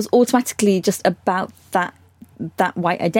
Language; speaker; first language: English; native; English